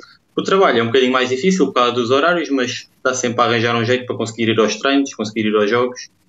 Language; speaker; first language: Portuguese; native; Portuguese